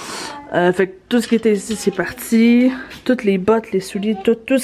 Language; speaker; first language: French; native; French